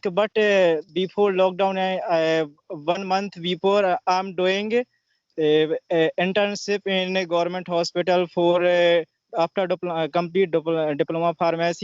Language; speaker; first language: English; non-native, learner; Hindi